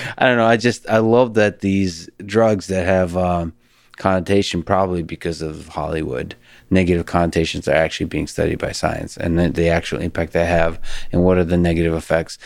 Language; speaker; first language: English; early bilingual, other home language; Russian